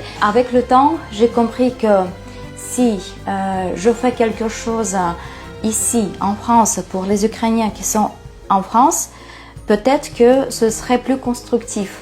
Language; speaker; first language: French; non-native, fluent; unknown